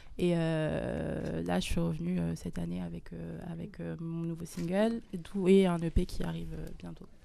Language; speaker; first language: French; early bilingual, other home language; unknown